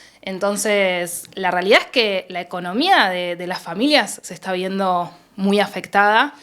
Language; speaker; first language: Spanish; native; Spanish